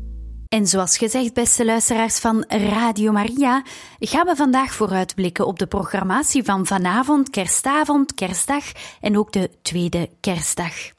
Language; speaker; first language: Dutch; native; Dutch